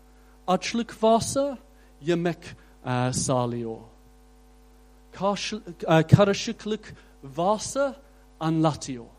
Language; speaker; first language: Turkish; non-native, fluent; English